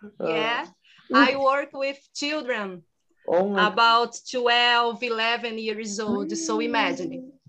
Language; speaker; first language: English; non-native, learner; Portuguese